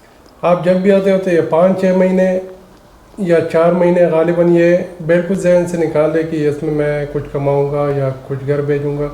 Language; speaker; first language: Hindi; non-native, local second language; Pashto